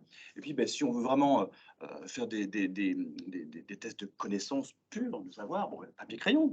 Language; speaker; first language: French; native; French